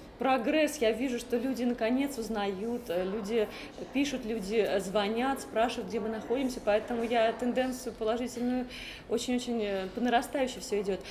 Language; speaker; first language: Russian; native; Russian